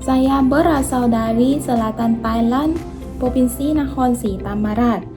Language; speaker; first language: Indonesian; non-native, learner; Thai